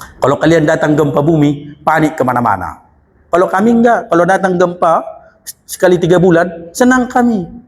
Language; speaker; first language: Indonesian; non-native, local second language; Batak Toba